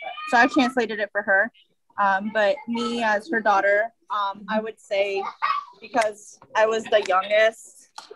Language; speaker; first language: English; early bilingual, other home language; Spanish